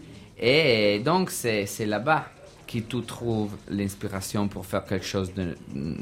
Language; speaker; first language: French; non-native, learner; Italian